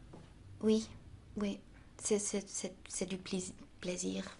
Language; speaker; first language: French; non-native, local second language; Dutch